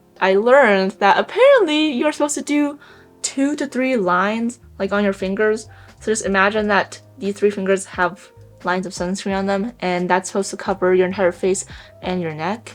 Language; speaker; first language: English; native; English